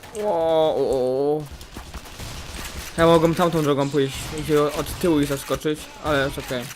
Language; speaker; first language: Polish; native; Polish